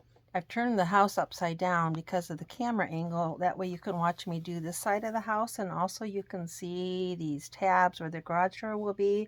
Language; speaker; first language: English; native; English